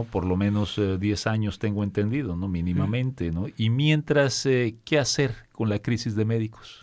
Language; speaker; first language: Spanish; native; Spanish